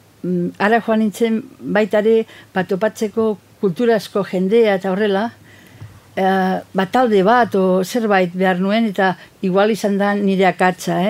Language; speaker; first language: Basque; non-native, fluent; Catalan